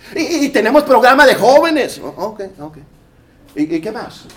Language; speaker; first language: Spanish; early bilingual, heritage; Spanish